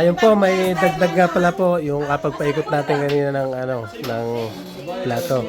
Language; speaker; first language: Filipino; native; Filipino